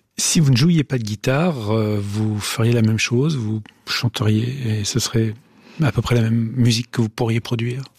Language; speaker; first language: French; native; French